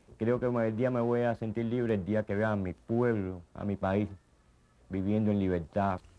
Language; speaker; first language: Spanish; native; Spanish